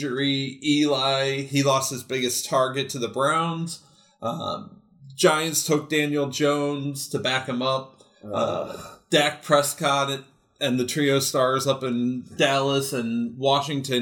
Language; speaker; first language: English; native; English